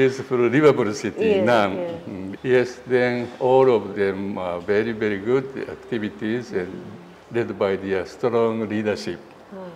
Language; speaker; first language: English; non-native, learner; Japanese